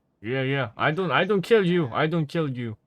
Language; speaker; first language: English; non-native, learner; Korean